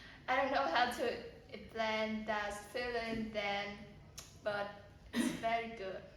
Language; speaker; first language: English; non-native, learner; Vietnamese